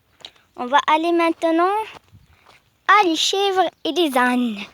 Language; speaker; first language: French; non-native, learner; Arabic